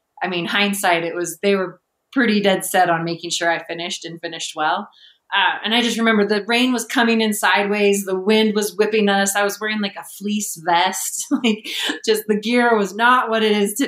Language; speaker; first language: English; native; English